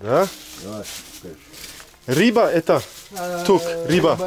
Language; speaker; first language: Bulgarian; non-native, learner; English